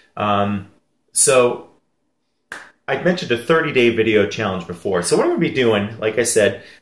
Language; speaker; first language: English; native; English